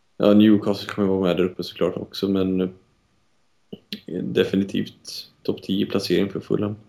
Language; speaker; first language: Swedish; native; Swedish